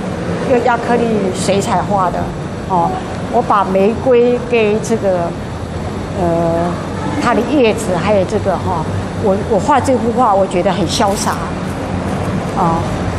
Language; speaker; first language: Chinese; native; Chinese